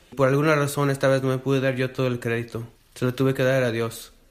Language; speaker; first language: Spanish; early bilingual, heritage; Spanish